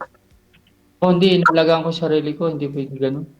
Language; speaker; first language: Filipino; non-native, local second language; Cebuano